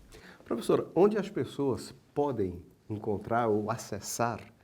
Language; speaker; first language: Portuguese; native; Portuguese